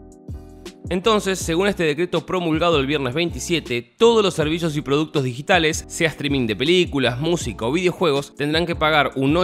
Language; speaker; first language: Spanish; native; Spanish